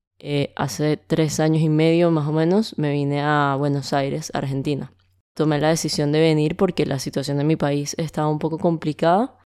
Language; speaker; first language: Spanish; native; Spanish